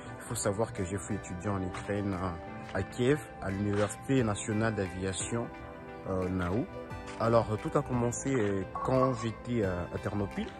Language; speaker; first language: French; non-native, local second language; Swahili